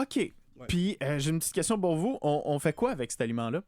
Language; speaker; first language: French; native; French